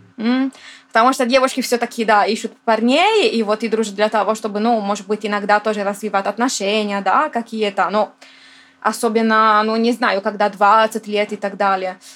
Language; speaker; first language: Russian; non-native, fluent; Italian